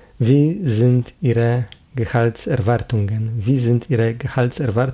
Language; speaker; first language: German; non-native, fluent; Polish